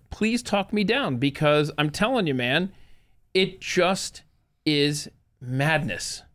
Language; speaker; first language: English; native; English